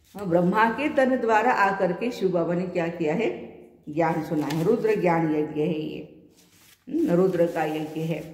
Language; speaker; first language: Hindi; non-native, local second language; Marathi